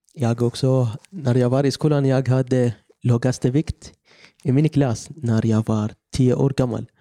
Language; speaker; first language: Swedish; non-native, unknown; Arabic